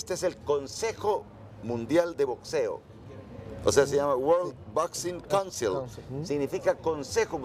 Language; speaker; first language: Spanish; native; Spanish